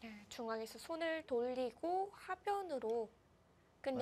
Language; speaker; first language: Korean; native; Korean